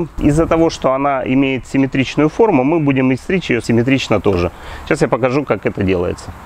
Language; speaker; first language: Russian; native; Russian